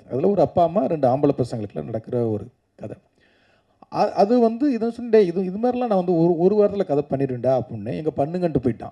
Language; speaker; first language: Tamil; native; Tamil